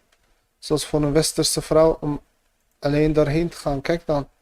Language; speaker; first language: Dutch; early bilingual, other home language; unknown